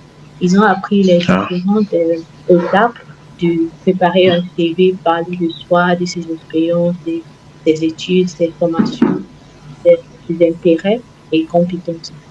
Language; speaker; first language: French; non-native, fluent; Igbo